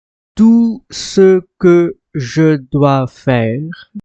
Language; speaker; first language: French; non-native, fluent; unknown